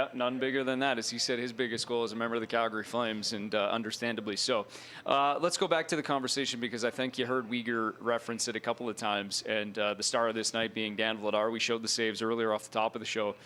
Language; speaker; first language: English; native; English